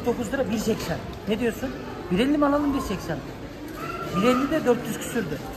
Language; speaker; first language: Turkish; native; Turkish